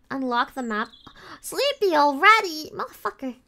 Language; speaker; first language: English; non-native, local second language; Filipino